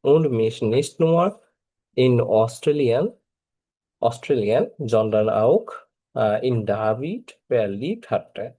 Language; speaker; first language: German; non-native, fluent; Bangla